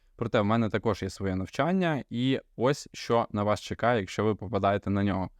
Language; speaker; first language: Ukrainian; non-native, local second language; Russian